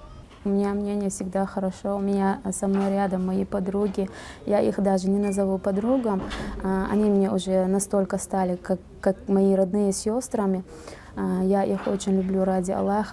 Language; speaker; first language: Russian; non-native, fluent; Uzbek